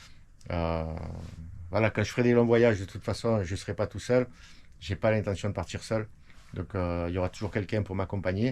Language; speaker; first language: French; native; French